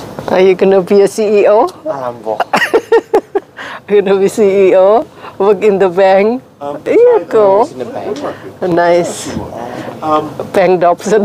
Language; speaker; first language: English; non-native, learner; Indonesian